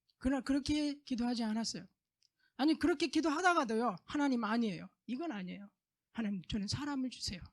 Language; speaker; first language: Korean; native; Korean